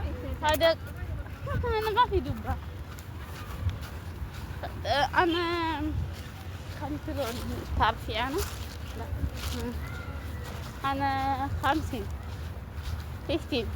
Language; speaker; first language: Arabic; non-native, learner; Amharic